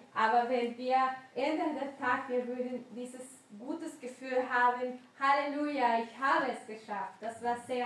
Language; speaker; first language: German; non-native, learner; Spanish